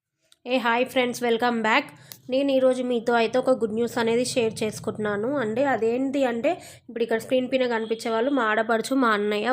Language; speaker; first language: Telugu; native; Telugu